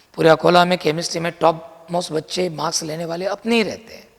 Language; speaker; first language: Hindi; non-native, local second language; Marathi